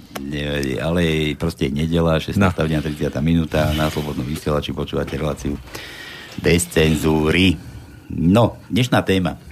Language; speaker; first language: Slovak; native; Slovak